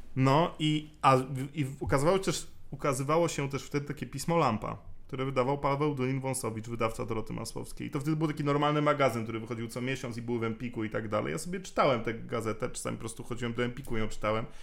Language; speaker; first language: Polish; native; Polish